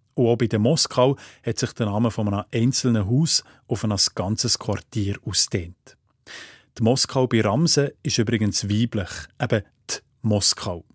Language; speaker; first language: German; native; German